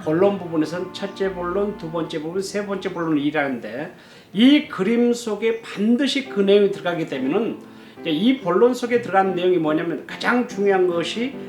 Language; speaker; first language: Korean; native; Korean